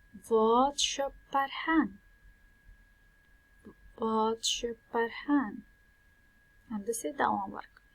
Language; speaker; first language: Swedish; non-native, fluent; Pashto